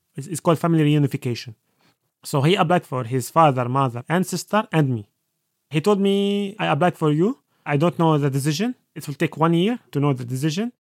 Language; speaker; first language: English; non-native, fluent; Arabic